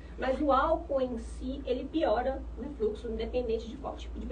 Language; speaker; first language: Portuguese; native; Portuguese